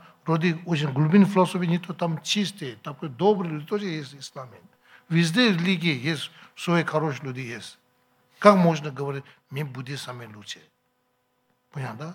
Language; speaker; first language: Russian; non-native, learner; Tibetan